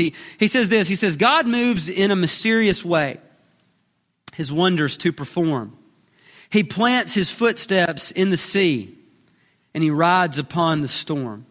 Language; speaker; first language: English; native; English